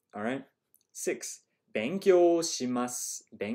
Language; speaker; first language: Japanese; non-native, fluent; English